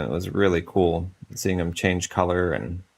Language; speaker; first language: English; native; English